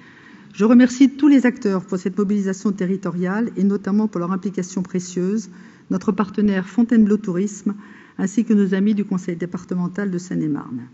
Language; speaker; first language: French; native; French